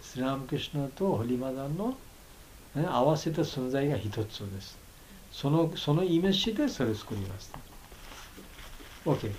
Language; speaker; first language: Japanese; non-native, learner; Bangla